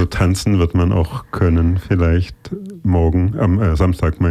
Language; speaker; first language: German; native; German